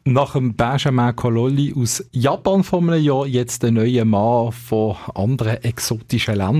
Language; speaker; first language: German; native; German